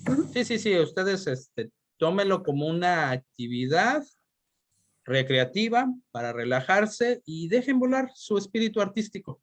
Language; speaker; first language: Spanish; native; Spanish